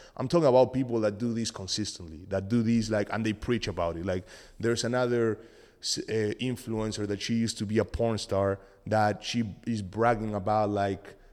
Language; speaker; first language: English; non-native, fluent; Spanish